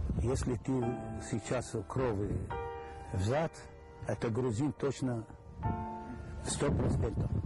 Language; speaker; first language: Russian; non-native, learner; Arabic